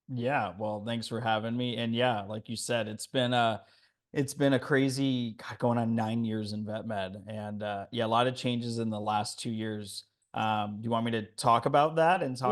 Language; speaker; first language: English; native; English